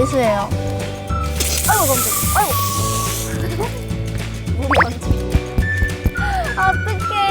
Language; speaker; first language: Korean; non-native, fluent; Chinese